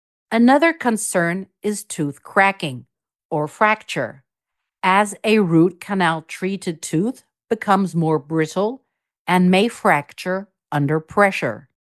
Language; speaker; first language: English; non-native, fluent; German